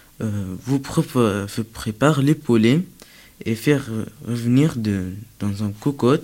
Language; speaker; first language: French; non-native, learner; Arabic